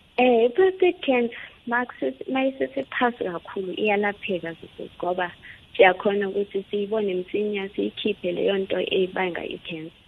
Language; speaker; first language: Zulu; non-native, local second language; South Ndebele